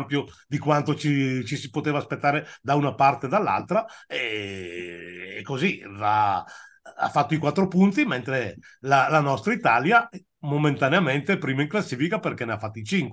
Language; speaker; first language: Italian; native; Italian